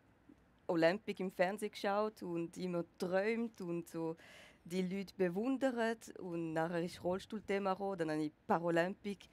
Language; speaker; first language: German; non-native, local second language; French